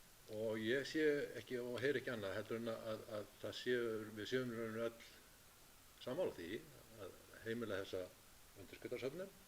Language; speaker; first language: Icelandic; native; Icelandic